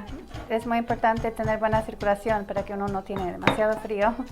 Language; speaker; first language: Spanish; early bilingual, heritage; Spanish